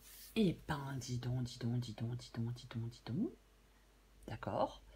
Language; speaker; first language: French; native; French